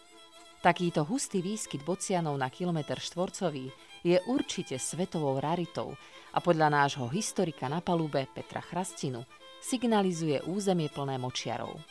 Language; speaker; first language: Slovak; native; Slovak